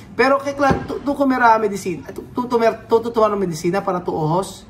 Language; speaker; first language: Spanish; non-native, learner; Filipino